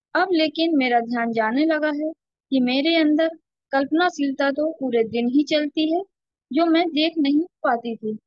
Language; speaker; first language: Hindi; native; Hindi